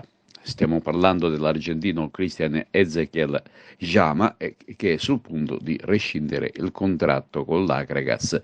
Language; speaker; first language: Italian; native; Italian